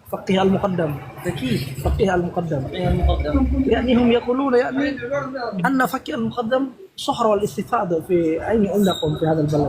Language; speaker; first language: Arabic; non-native, learner; Indonesian